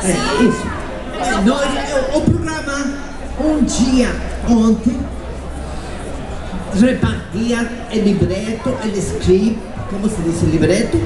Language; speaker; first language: Portuguese; non-native, learner; Spanish